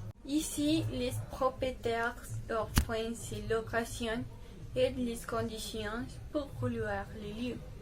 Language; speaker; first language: French; non-native, learner; Spanish